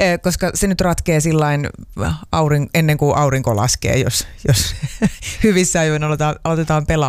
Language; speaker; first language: Finnish; native; Finnish